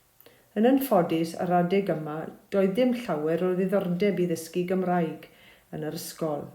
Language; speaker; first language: Welsh; non-native, fluent; German